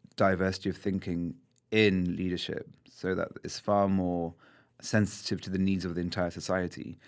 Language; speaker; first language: English; native; English